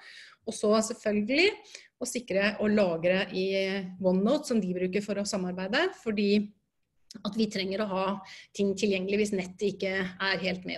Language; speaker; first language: Norwegian; native; Norwegian